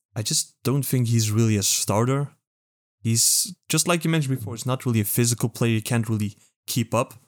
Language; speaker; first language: English; non-native, fluent; Dutch